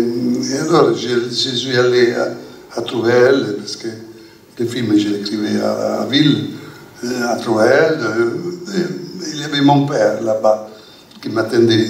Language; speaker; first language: French; non-native, learner; Italian